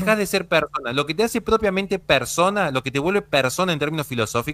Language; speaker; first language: Spanish; native; Spanish